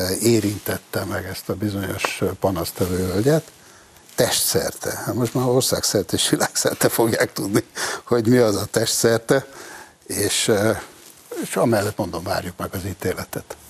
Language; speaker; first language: Hungarian; native; Hungarian